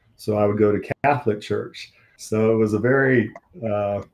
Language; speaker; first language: English; native; English